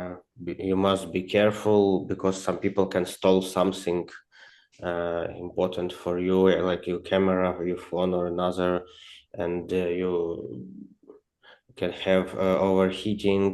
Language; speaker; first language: English; non-native, learner; Ukrainian